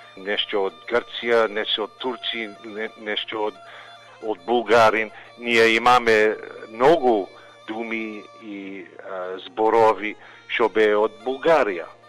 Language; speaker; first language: Macedonian; early bilingual, heritage; Macedonian